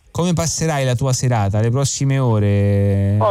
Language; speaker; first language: Italian; native; Italian